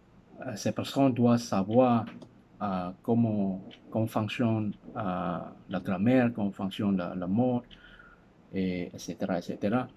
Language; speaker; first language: French; non-native, learner; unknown